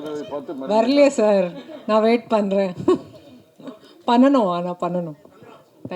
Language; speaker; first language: Tamil; non-native, learner; Hindi